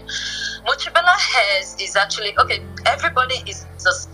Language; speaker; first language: English; non-native, local second language; Yoruba